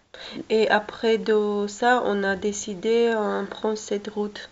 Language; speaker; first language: French; non-native, learner; Russian